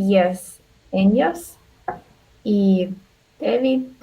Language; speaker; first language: Spanish; non-native, learner; Russian